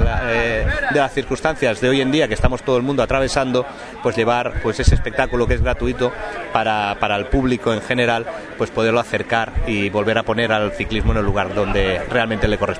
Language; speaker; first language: Spanish; native; Spanish